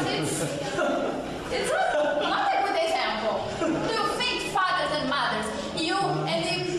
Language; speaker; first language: English; non-native, learner; Portuguese